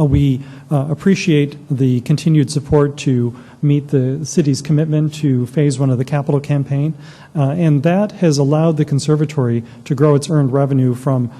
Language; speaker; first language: English; native; English